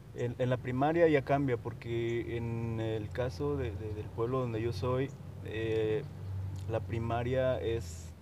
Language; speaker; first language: Spanish; non-native, local second language; Nahuatl languages